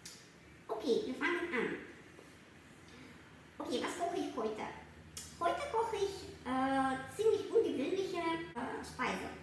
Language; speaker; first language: German; non-native, fluent; Russian